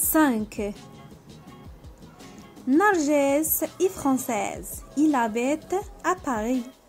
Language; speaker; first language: French; non-native, local second language; Arabic